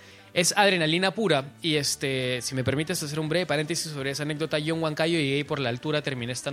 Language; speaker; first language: Spanish; native; Spanish